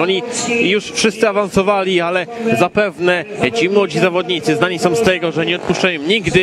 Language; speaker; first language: Polish; native; Polish